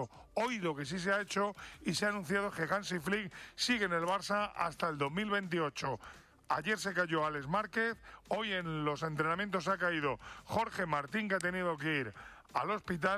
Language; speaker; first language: Spanish; native; Spanish